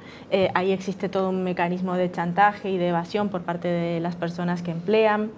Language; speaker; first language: Spanish; native; Spanish